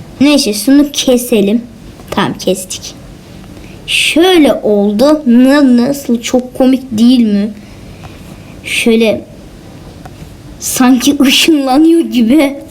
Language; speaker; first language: Turkish; native; Turkish